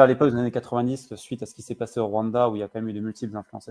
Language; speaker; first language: French; native; French